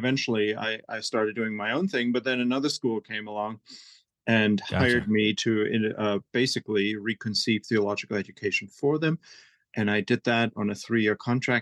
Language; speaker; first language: English; non-native, fluent; German